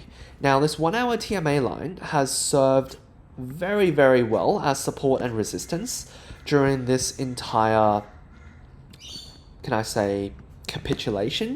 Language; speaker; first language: English; native; English